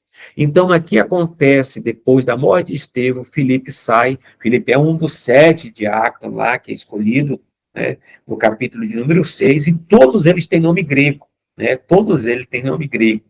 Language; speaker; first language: Portuguese; native; Portuguese